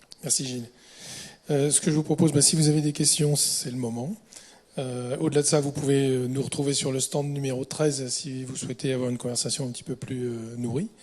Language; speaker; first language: French; native; French